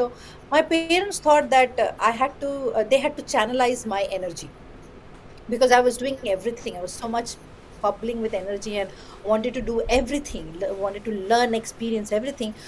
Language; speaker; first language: English; non-native, local second language; Bangla